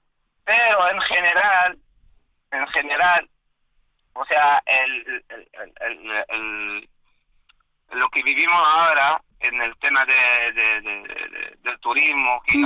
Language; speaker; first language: Spanish; non-native, fluent; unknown